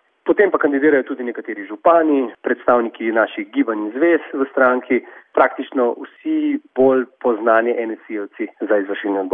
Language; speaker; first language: Slovenian; native; Slovenian